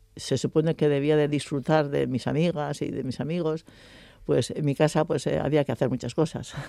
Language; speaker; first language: Spanish; native; Spanish